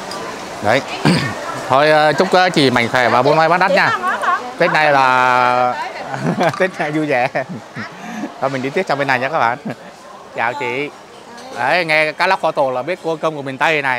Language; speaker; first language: Vietnamese; native; Vietnamese